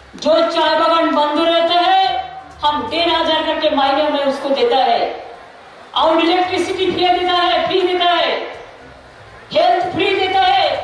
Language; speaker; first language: Hindi; non-native, local second language; Bangla